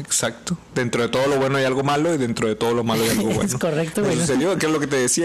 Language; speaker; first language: Spanish; native; Spanish